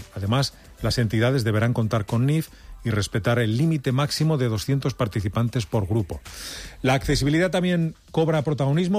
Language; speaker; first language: Spanish; native; Spanish